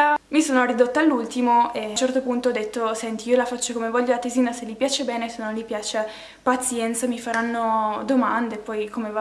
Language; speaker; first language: Italian; native; Italian